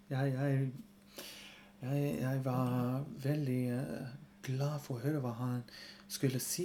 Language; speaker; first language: Norwegian; non-native, fluent; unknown